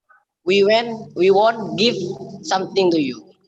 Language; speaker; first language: English; non-native, learner; Indonesian